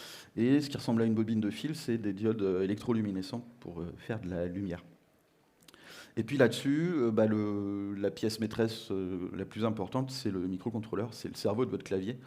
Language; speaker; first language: French; native; French